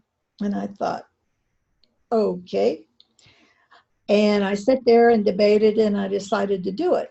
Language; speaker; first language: English; native; English